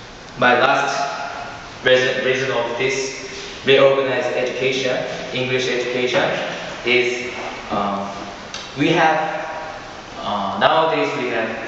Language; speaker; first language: English; non-native, learner; Korean